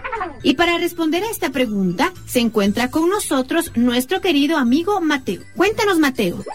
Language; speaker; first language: Spanish; native; Spanish